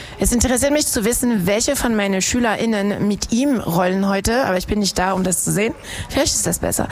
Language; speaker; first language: German; non-native, fluent; French